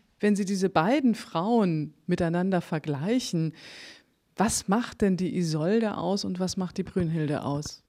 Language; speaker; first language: German; native; German